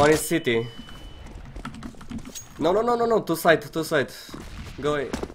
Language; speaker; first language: English; non-native, fluent; Romanian